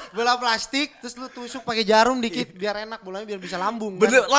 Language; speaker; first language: Indonesian; native; Indonesian